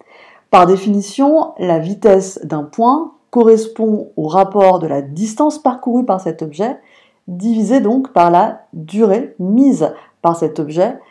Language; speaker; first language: French; native; French